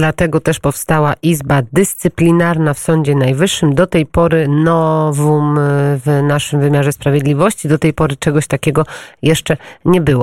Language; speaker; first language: Polish; native; Polish